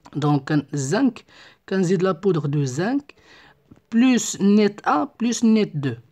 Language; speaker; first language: French; non-native, local second language; Arabic